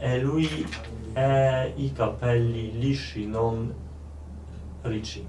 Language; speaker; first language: Italian; non-native, learner; Polish